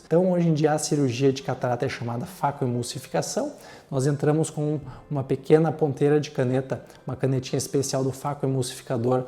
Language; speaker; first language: Portuguese; native; Portuguese